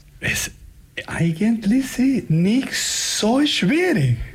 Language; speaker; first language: German; non-native, fluent; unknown